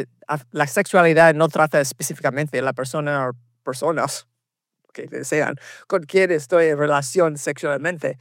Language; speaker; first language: Spanish; early bilingual, heritage; Spanish